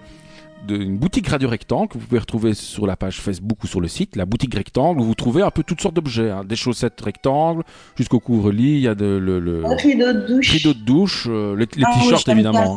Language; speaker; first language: French; native; French